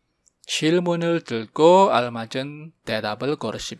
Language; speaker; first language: Korean; non-native, fluent; Indonesian